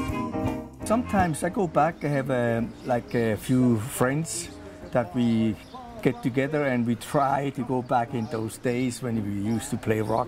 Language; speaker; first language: English; non-native, fluent; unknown